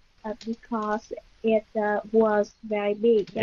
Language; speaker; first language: English; non-native, learner; Vietnamese